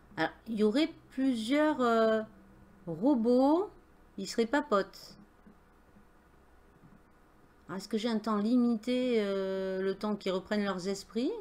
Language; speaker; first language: French; native; French